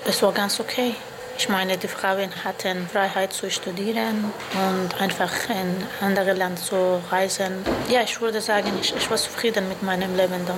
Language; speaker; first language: German; non-native, learner; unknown